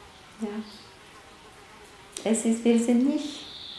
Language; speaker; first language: German; non-native, fluent; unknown